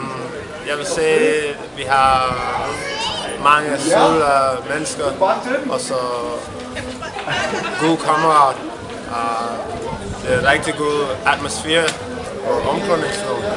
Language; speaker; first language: Danish; non-native, learner; English